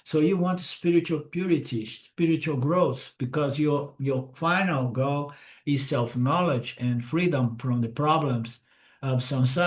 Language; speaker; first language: English; non-native, fluent; Portuguese